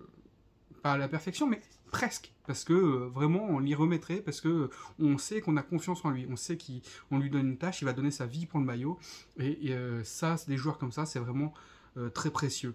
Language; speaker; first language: French; native; French